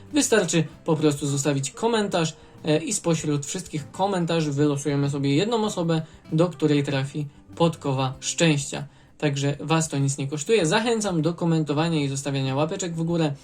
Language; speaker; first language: Polish; native; Polish